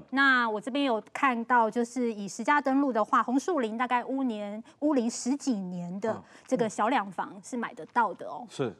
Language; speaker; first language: Chinese; native; Chinese